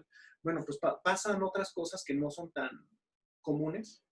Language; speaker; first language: Spanish; native; Spanish